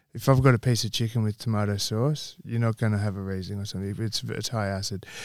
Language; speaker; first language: English; native; English